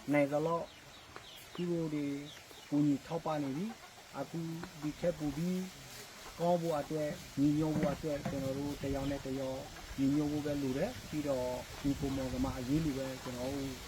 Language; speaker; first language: Burmese; non-native, local second language; Karen languages